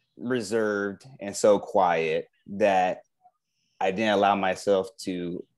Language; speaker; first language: English; native; English